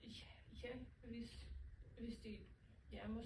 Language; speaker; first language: Danish; non-native, learner; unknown